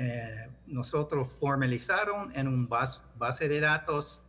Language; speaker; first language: Spanish; non-native, fluent; English